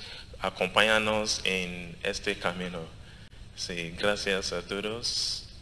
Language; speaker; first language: Spanish; non-native, learner; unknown